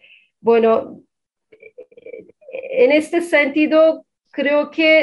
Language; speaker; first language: Spanish; non-native, fluent; Turkish